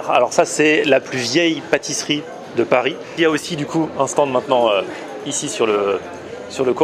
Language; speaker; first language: French; native; French